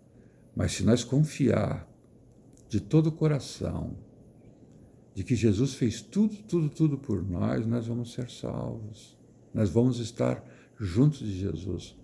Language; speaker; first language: Portuguese; native; Portuguese